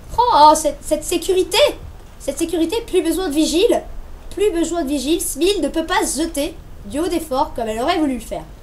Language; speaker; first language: French; native; French